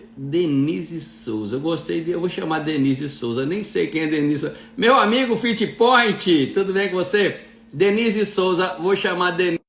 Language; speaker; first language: Portuguese; native; Portuguese